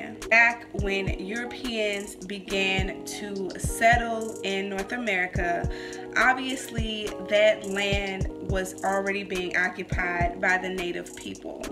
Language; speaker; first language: English; native; English